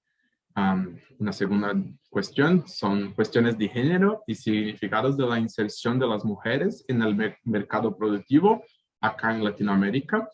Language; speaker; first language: Spanish; native; Spanish